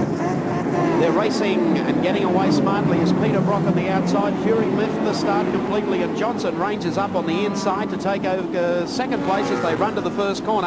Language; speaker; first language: English; native; English